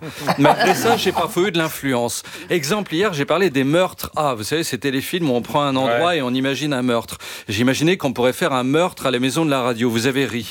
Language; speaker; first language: French; native; French